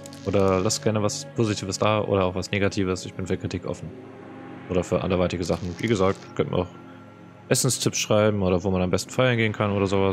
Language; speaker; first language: German; native; German